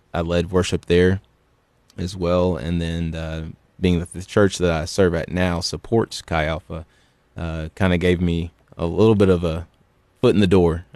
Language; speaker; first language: English; native; English